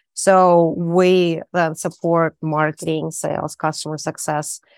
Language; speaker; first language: English; non-native, fluent; Russian